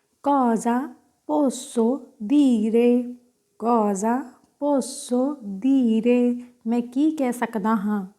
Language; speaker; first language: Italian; non-native, fluent; Punjabi